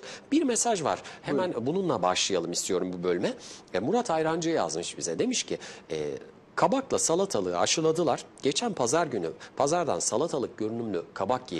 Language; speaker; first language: Turkish; native; Turkish